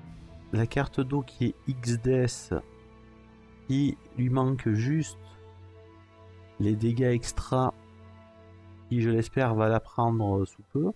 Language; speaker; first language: French; native; French